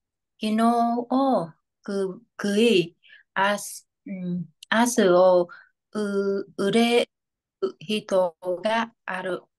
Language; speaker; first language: Japanese; non-native, learner; Vietnamese